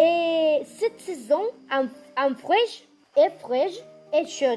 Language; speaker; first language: French; non-native, learner; Spanish